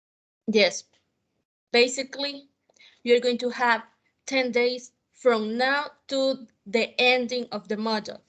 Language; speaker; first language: English; non-native, fluent; Spanish